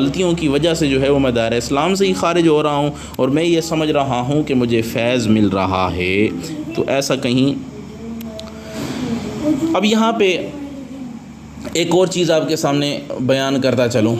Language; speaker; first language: Urdu; native; Urdu